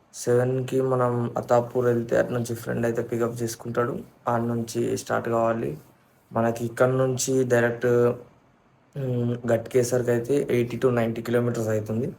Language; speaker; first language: Telugu; native; Telugu